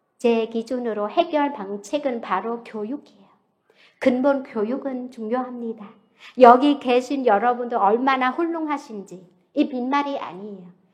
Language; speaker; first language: Korean; non-native, fluent; Vietnamese